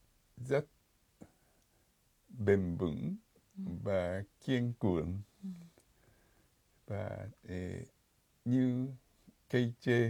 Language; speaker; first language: Vietnamese; non-native, fluent; Japanese